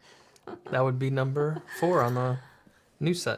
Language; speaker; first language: English; native; English